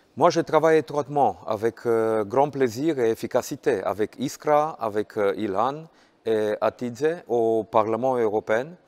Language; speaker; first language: French; non-native, fluent; Romanian